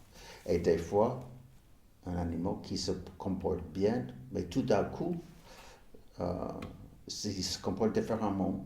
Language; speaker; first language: French; non-native, fluent; English